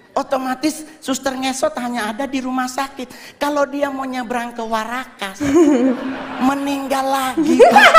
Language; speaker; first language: Indonesian; native; Indonesian